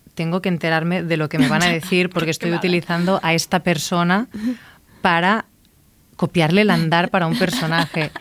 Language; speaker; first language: Spanish; native; Spanish